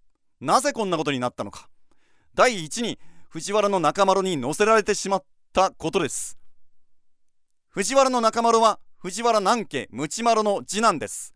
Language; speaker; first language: Japanese; native; Japanese